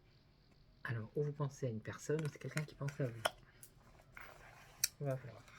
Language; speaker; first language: French; native; French